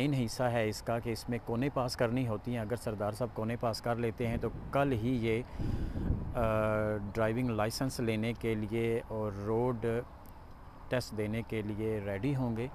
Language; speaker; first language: Urdu; non-native, local second language; Punjabi